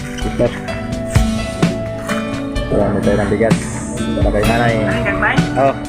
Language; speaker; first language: Filipino; non-native, local second language; Hiligaynon